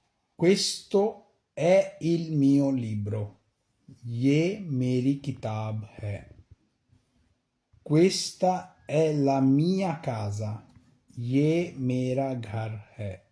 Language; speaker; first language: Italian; non-native, fluent; Urdu